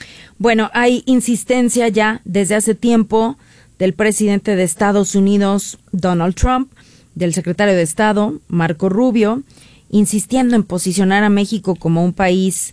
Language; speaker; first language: Spanish; native; Spanish